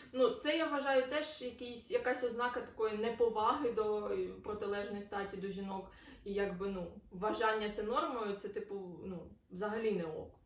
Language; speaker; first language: Ukrainian; non-native, local second language; Russian